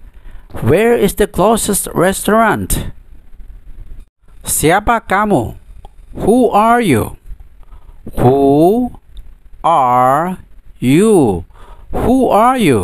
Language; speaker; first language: English; non-native, fluent; Indonesian